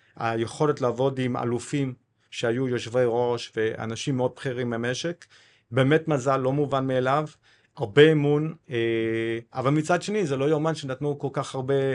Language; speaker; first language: Hebrew; non-native, fluent; English